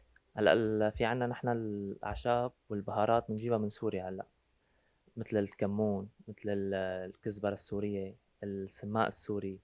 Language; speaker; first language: Arabic; native; Arabic